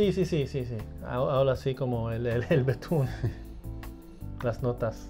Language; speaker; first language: Spanish; early bilingual, heritage; Spanish